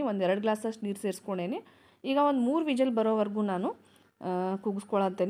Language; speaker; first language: Kannada; native; Kannada